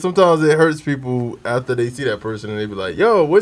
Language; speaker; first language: English; native; English